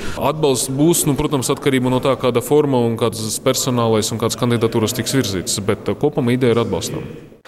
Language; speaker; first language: Latvian; non-native, local second language; Russian